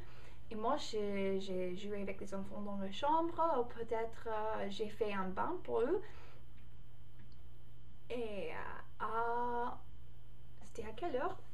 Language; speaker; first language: French; non-native, learner; English